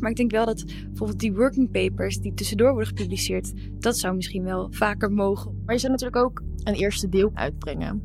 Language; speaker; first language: Dutch; native; Dutch